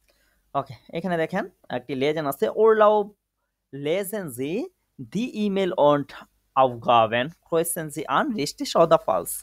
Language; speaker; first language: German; non-native, fluent; Bangla